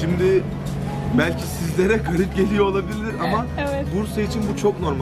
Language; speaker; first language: Turkish; native; Turkish